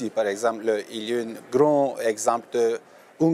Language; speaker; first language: French; non-native, learner; Turkish